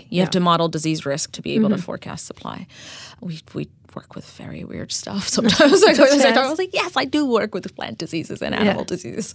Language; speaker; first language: English; non-native, fluent; Amharic